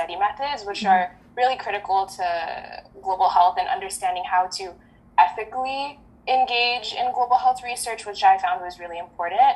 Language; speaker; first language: English; early bilingual, other home language; French